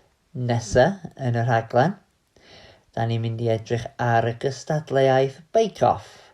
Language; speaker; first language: Welsh; native; Welsh